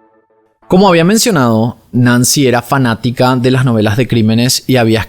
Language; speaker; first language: Spanish; native; Spanish